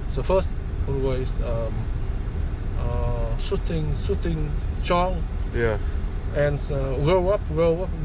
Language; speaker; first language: English; non-native, learner; Vietnamese